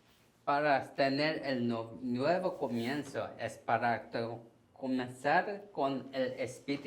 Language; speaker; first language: Spanish; non-native, learner; Korean